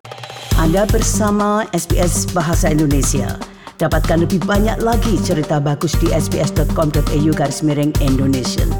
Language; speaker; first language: Indonesian; native; Indonesian